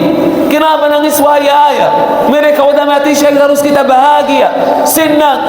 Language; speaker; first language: Indonesian; non-native, fluent; Arabic